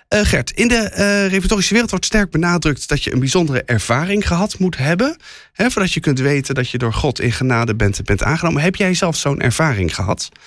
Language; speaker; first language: Dutch; native; Dutch